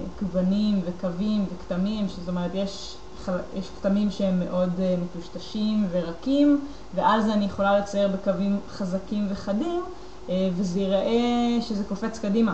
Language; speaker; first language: Hebrew; native; Hebrew